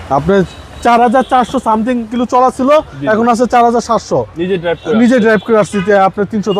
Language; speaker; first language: Bangla; native; Bangla